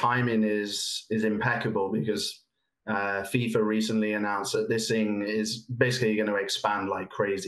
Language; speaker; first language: English; native; English